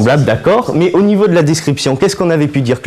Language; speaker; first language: French; native; French